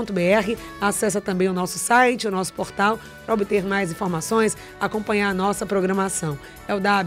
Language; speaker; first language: Portuguese; native; Portuguese